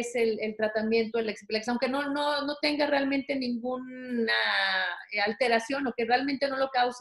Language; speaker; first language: Spanish; native; Spanish